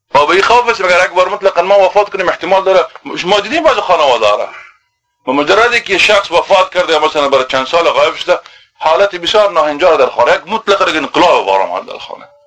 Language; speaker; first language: Persian; native; Persian